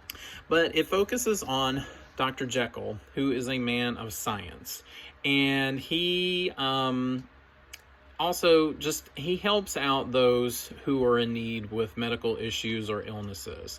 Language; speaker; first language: English; native; English